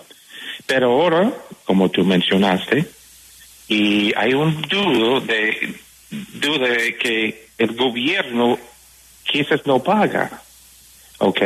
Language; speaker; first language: Spanish; non-native, fluent; English